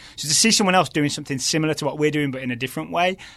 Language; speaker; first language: English; native; English